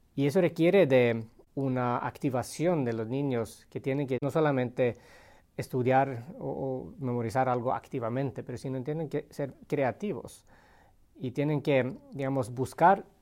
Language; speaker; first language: Spanish; non-native, fluent; Swedish